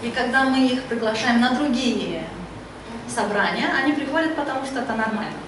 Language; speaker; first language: Polish; non-native, learner; Russian